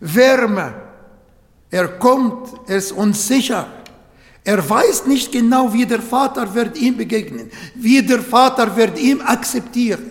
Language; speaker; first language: German; non-native, fluent; Arabic